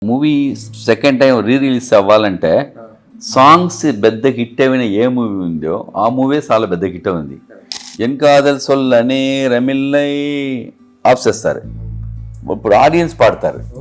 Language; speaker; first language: Telugu; non-native, learner; Tamil